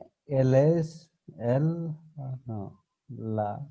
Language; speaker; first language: Spanish; non-native, learner; Hindi